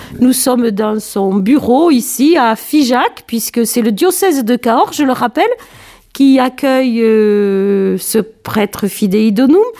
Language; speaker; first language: French; native; French